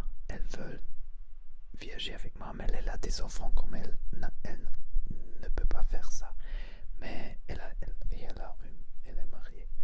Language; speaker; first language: French; non-native, learner; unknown